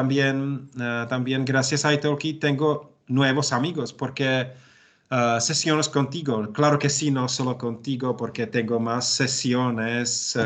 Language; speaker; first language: Spanish; non-native, learner; Czech